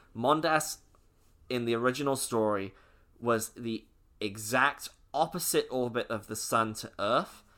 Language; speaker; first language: English; native; English